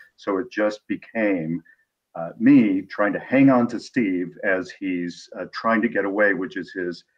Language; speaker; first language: English; native; English